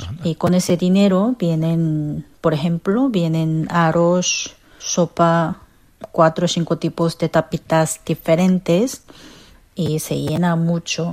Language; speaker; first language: Spanish; non-native, fluent; Korean